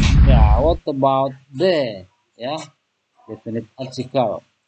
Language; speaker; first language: English; non-native, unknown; Indonesian